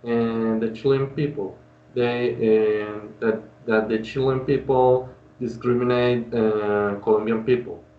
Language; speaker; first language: English; non-native, learner; Spanish